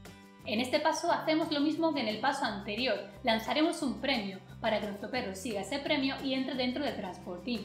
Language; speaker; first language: Spanish; native; Spanish